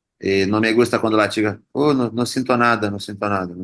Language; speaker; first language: Spanish; non-native, learner; Portuguese